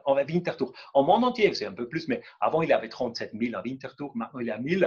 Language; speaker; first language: French; non-native, local second language; German